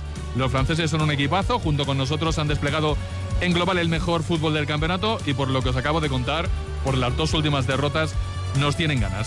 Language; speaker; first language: Spanish; native; Spanish